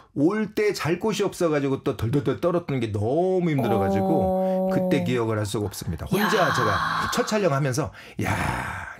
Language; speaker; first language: Korean; native; Korean